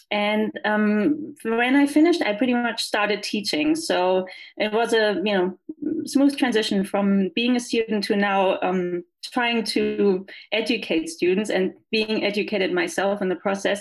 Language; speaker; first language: English; non-native, fluent; German